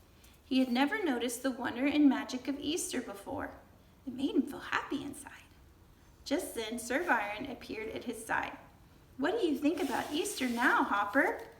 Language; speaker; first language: English; native; English